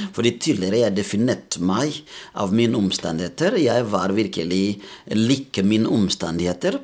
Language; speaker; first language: Norwegian; non-native, fluent; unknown